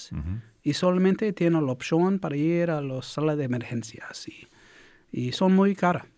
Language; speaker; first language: Spanish; early bilingual, heritage; English